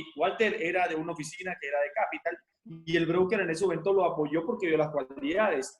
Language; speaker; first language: Spanish; native; Spanish